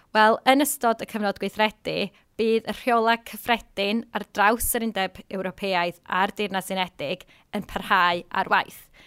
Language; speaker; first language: Welsh; native; Welsh